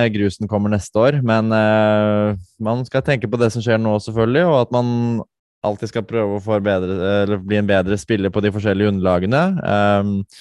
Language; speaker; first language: Norwegian; native; Norwegian